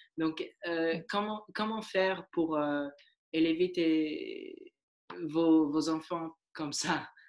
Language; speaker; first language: French; non-native, learner; English